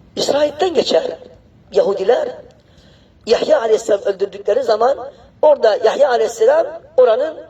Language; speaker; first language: Turkish; non-native, fluent; Arabic